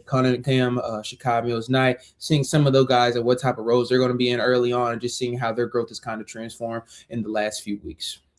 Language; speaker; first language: English; native; English